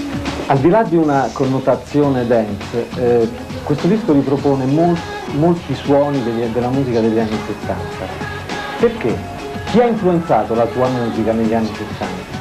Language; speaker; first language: Italian; native; Italian